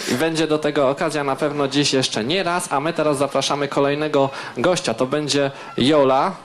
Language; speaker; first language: Polish; native; Polish